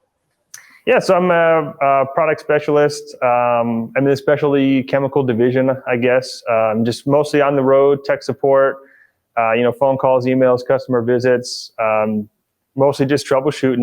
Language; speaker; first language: English; native; English